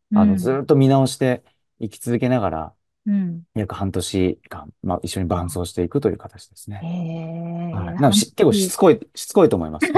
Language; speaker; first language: Japanese; native; Japanese